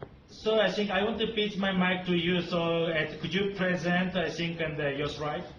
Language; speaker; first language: English; non-native, fluent; Japanese